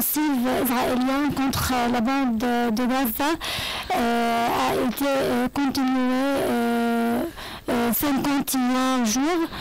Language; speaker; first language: French; non-native, learner; Arabic